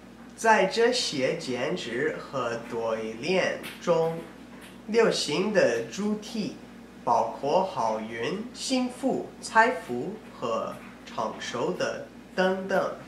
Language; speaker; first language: Chinese; non-native, learner; English